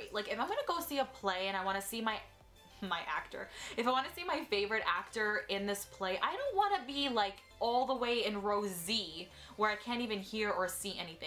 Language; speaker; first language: English; native; English